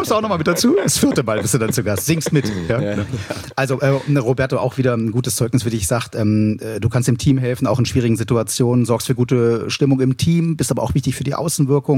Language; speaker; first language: German; native; German